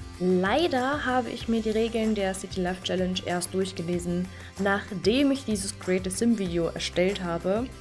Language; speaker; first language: German; native; German